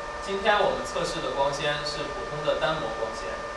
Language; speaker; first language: Chinese; native; Chinese